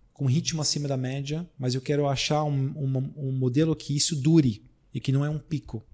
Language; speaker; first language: Portuguese; non-native, fluent; Dutch